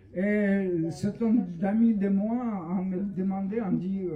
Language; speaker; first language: French; non-native, fluent; Russian